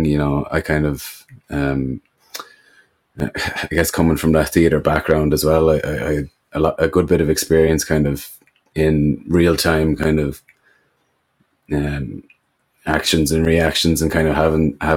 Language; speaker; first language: English; native; English